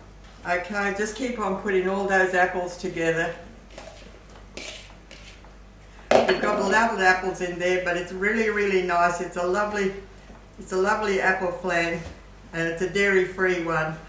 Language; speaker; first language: English; native; English